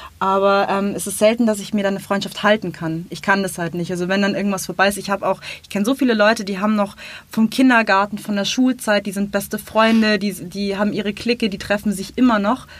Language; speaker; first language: German; native; German